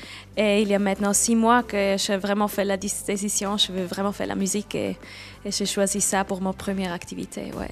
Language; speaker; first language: French; non-native, local second language; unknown